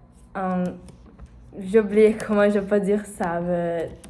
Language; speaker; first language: French; non-native, learner; Portuguese